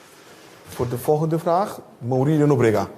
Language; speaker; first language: Dutch; non-native, local second language; Papiamento